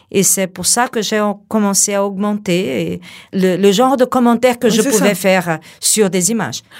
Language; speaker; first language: French; non-native, fluent; Portuguese